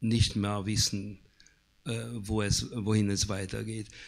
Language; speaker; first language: German; non-native, fluent; Hungarian